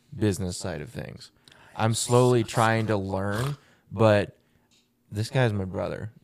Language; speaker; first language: English; native; English